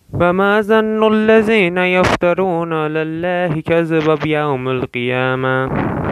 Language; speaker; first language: Arabic; non-native, learner; Persian